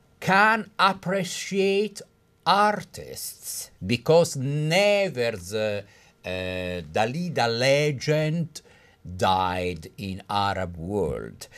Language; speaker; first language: English; non-native, fluent; Italian